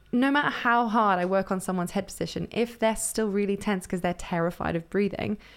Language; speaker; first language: English; native; English